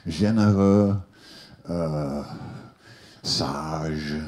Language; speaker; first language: French; non-native, learner; English